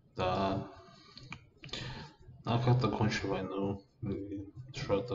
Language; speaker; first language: Russian; non-native, fluent; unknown